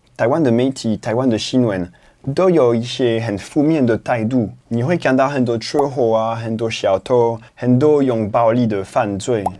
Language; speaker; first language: Chinese; non-native, fluent; French